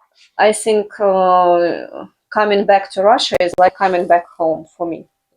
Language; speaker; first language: English; non-native, fluent; Russian